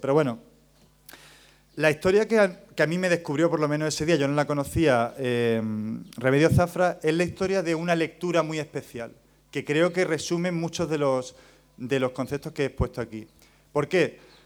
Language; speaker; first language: Spanish; native; Spanish